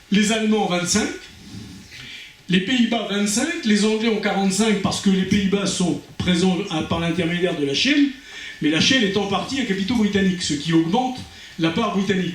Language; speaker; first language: French; native; French